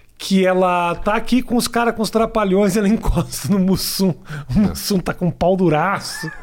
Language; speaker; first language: Portuguese; native; Portuguese